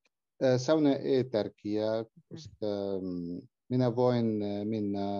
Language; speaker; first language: Finnish; non-native, learner; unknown